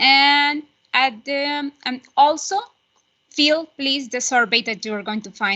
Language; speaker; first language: English; non-native, fluent; Spanish